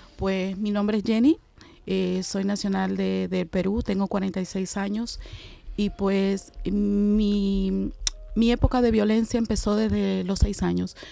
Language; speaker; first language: Spanish; native; Spanish